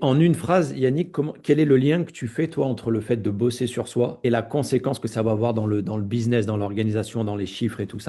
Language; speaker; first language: French; native; French